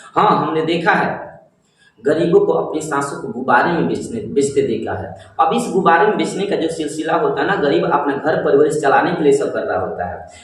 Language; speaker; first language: Hindi; native; Hindi